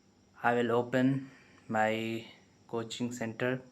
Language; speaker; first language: English; non-native, learner; Hindi